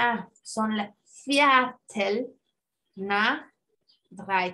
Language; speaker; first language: German; non-native, fluent; Spanish